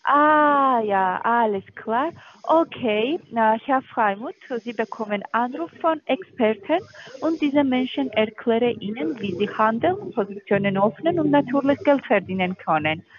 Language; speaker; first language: German; non-native, learner; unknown